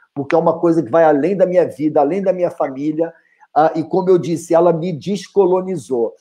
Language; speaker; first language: Portuguese; native; Portuguese